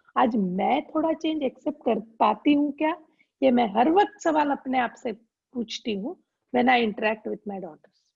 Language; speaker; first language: Hindi; non-native, local second language; Gujarati